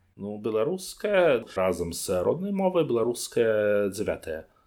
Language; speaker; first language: Belarusian; non-native, learner; Russian